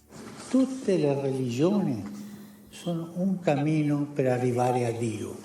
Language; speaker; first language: Italian; non-native, fluent; Spanish